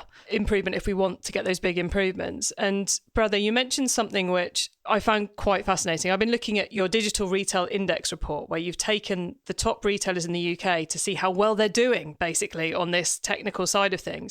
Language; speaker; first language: English; native; English